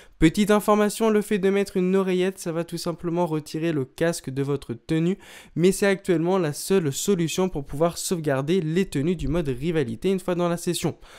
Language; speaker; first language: French; native; French